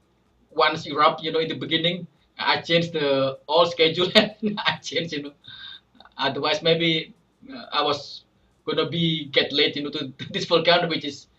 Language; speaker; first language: English; non-native, fluent; Indonesian